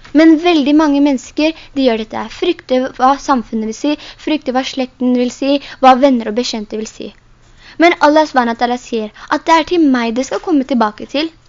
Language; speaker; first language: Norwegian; early bilingual, other home language; Urdu